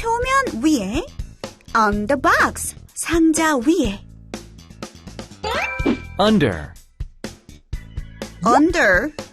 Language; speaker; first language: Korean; native; Korean